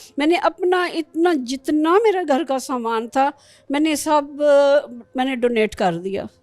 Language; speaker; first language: Urdu; non-native, local second language; Pashto